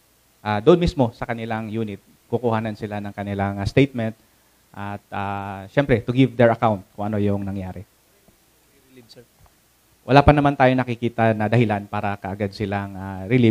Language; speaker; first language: Filipino; native; Filipino